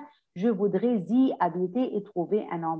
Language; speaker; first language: French; non-native, fluent; Arabic